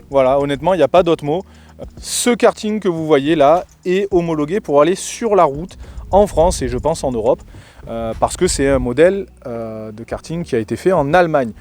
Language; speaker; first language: French; native; French